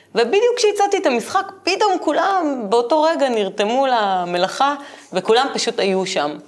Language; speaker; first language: Hebrew; native; Hebrew